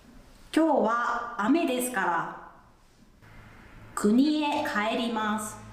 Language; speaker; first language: Japanese; non-native, learner; English